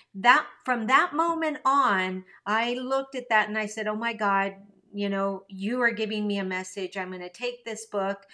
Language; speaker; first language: English; early bilingual, other home language; Spanish